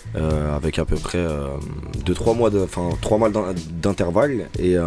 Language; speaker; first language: French; native; French